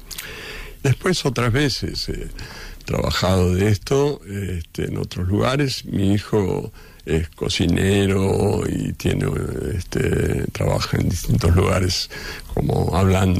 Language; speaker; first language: Spanish; native; Spanish